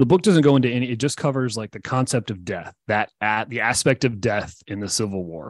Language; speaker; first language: English; native; English